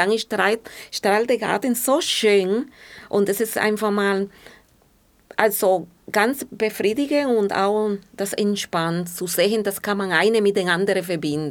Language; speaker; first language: German; non-native, fluent; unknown